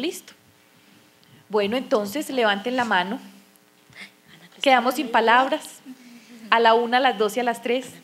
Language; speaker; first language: Spanish; native; Spanish